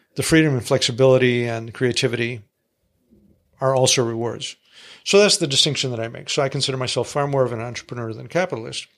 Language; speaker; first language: English; early bilingual, other home language; Greek